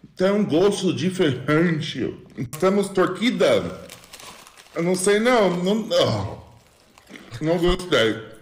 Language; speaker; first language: Portuguese; non-native, learner; English